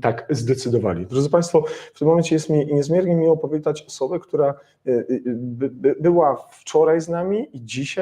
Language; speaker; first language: Polish; native; Polish